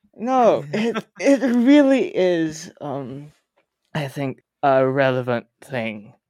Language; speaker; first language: English; non-native, local second language; Filipino